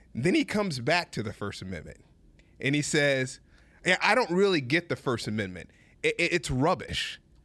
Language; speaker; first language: English; native; English